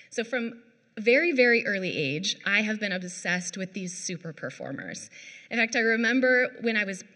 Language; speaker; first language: English; native; English